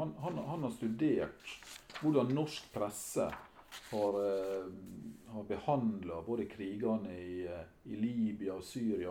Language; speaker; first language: Norwegian; native; Norwegian